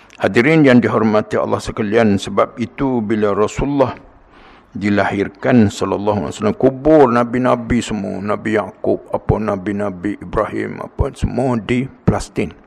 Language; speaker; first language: Malay; native; Malay